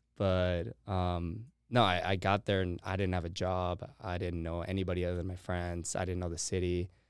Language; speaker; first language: English; early bilingual, heritage; Spanish